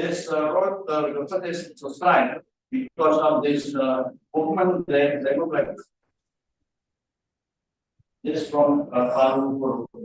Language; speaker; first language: English; non-native, learner; Indonesian